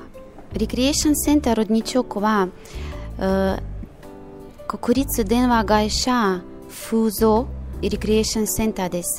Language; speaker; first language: Japanese; non-native, fluent; Russian